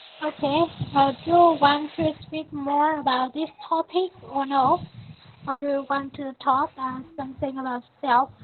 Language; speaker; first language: English; non-native, learner; Vietnamese